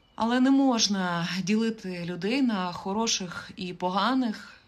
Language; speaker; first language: Ukrainian; native; Ukrainian